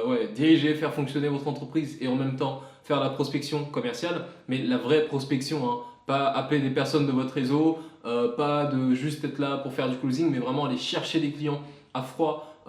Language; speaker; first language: French; native; French